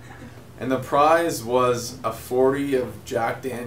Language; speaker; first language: English; native; English